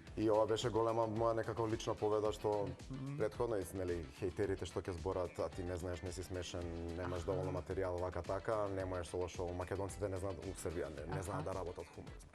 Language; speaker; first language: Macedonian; native; Macedonian